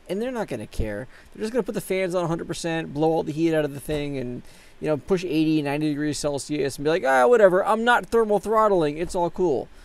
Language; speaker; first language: English; native; English